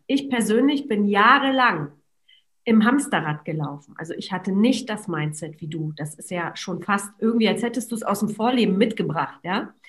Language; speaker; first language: German; early bilingual, other home language; Polish